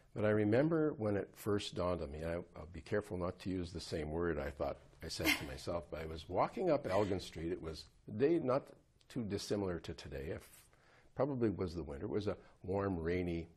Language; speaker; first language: English; native; English